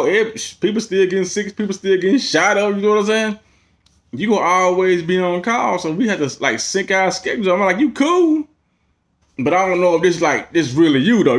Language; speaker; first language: English; native; English